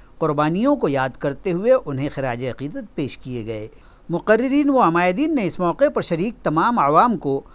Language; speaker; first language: Urdu; native; Urdu